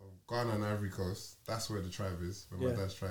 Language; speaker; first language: English; non-native, fluent; French